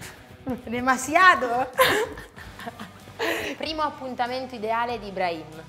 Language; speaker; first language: Italian; native; Italian